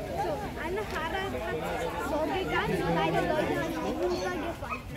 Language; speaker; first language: German; non-native, learner; Bangla